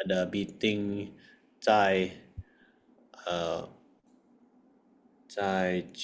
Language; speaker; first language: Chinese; non-native, learner; Indonesian